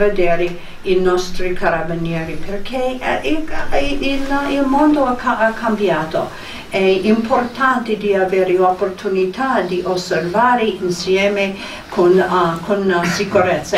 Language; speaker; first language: Italian; non-native, fluent; English